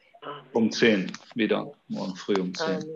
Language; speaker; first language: German; native; German